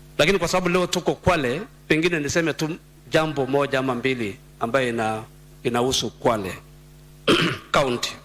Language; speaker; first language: Swahili; non-native, local second language; Masai